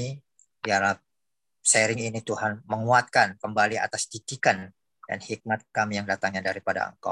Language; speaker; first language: Indonesian; native; Indonesian